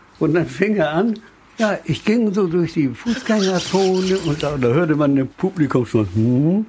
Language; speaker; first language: German; native; German